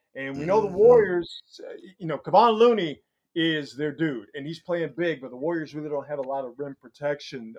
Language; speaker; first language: English; native; English